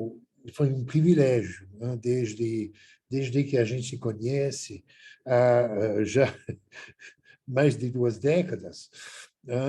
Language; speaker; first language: Portuguese; non-native, fluent; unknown